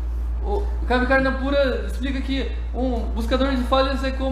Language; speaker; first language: Portuguese; native; Portuguese